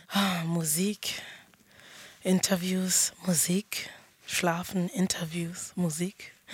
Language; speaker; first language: German; early bilingual, other home language; Akan